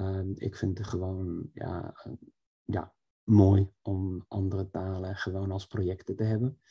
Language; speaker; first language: Dutch; non-native, fluent; English